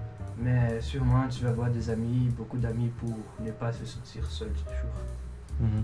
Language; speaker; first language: French; non-native, fluent; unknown